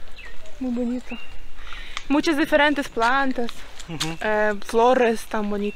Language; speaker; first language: Spanish; non-native, learner; Ukrainian